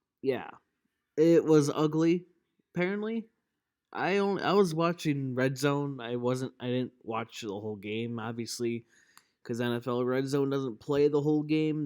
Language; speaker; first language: English; native; English